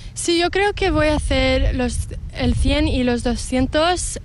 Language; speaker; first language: Spanish; early bilingual, heritage; Spanish